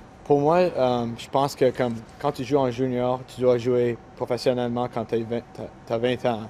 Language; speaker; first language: French; non-native, local second language; English